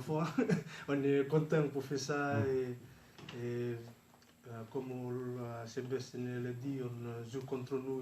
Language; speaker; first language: French; non-native, learner; Fijian